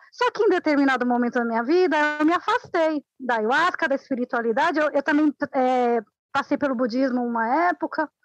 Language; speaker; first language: Portuguese; non-native, fluent; Spanish